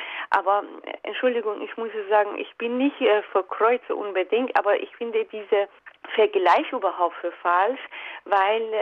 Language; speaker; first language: German; non-native, fluent; Persian